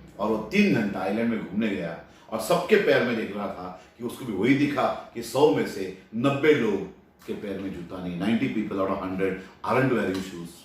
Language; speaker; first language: Hindi; non-native, local second language; Marathi